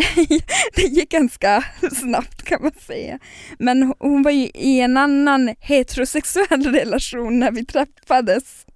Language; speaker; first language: Swedish; non-native, local second language; Northern Sami